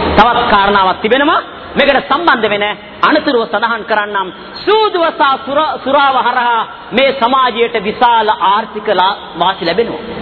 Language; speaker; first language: Sinhala; non-native, local second language; Tamil